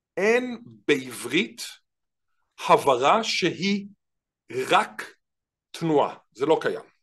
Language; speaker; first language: Hebrew; native; Hebrew